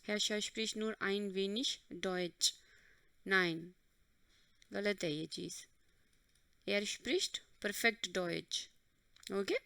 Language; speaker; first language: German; non-native, fluent; Hindi